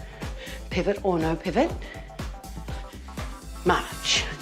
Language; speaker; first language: English; native; English